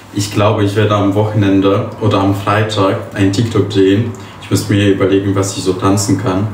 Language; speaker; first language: German; early bilingual, other home language; Polish